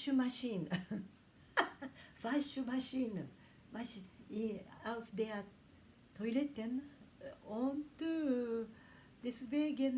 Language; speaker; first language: German; non-native, learner; Japanese